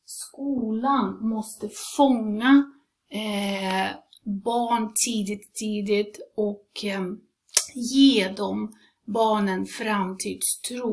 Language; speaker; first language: Swedish; non-native, fluent; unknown